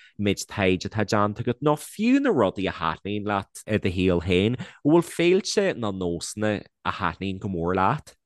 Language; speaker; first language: Irish; non-native, local second language; English